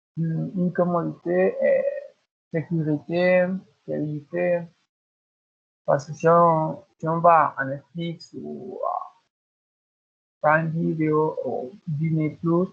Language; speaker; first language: French; non-native, learner; Spanish